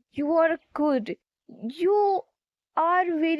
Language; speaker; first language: English; non-native, learner; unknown